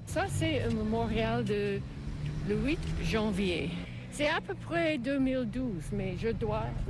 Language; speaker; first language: French; non-native, learner; English